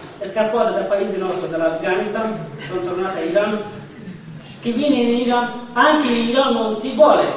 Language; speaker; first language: Italian; non-native, learner; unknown